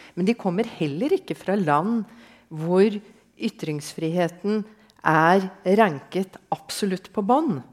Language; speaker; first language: Norwegian; native; Norwegian